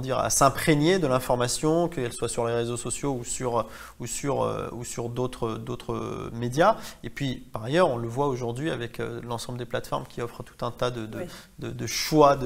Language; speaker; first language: French; native; French